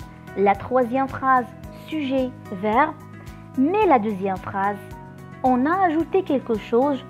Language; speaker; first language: French; non-native, local second language; Arabic